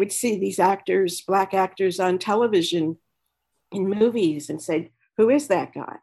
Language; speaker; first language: English; native; English